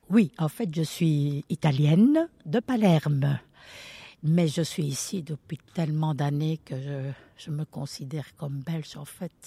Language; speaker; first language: French; early bilingual, other home language; Italian